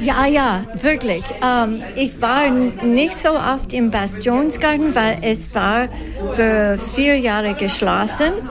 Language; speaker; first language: German; non-native, learner; English